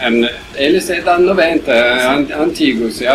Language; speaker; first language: Portuguese; non-native, learner; Norwegian